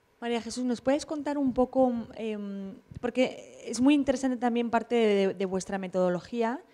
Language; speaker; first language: Spanish; native; Spanish